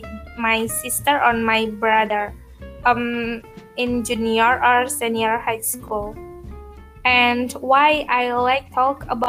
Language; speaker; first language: English; non-native, learner; Indonesian